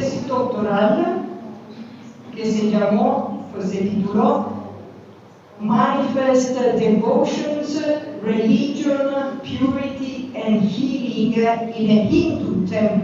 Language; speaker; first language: Spanish; native; Spanish